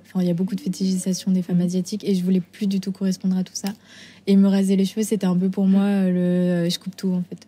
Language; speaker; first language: French; native; French